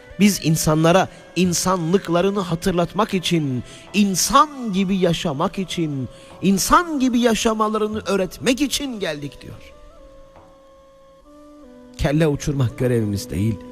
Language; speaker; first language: Turkish; native; Turkish